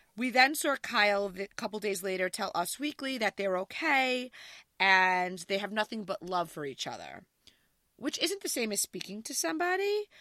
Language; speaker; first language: English; native; English